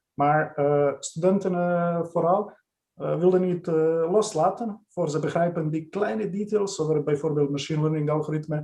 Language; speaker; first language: Dutch; non-native, fluent; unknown